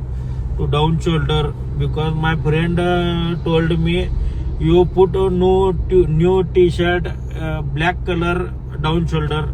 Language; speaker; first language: English; non-native, learner; Marathi